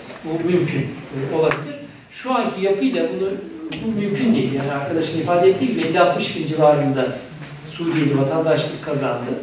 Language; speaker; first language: Turkish; native; Turkish